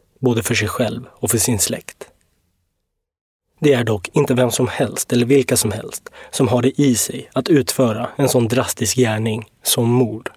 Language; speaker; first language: Swedish; native; Swedish